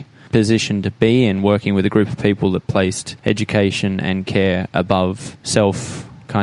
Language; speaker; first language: English; native; English